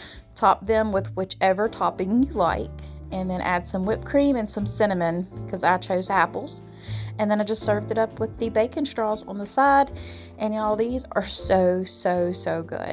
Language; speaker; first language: English; native; English